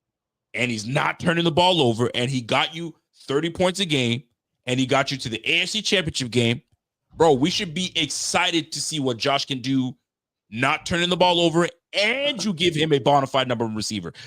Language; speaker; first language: English; native; English